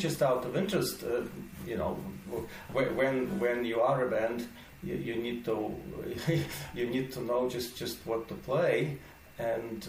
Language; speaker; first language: English; non-native, fluent; Russian